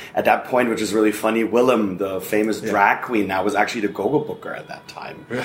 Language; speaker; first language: English; non-native, fluent; German